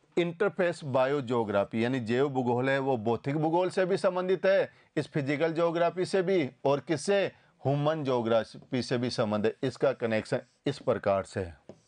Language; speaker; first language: Hindi; native; Hindi